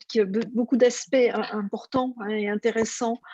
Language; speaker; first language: French; native; French